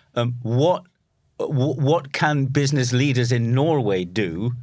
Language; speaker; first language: English; native; English